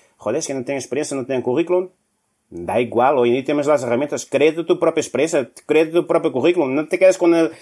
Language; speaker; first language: Spanish; non-native, fluent; Portuguese